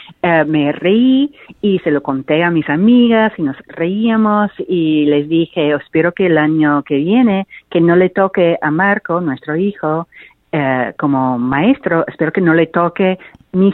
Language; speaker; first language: Spanish; non-native, fluent; English